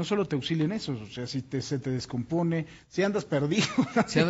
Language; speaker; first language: Spanish; native; Spanish